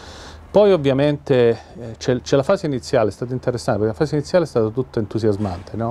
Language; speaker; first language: Italian; native; Italian